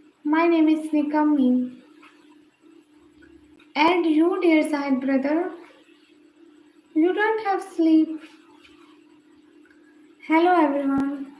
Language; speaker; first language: English; non-native, learner; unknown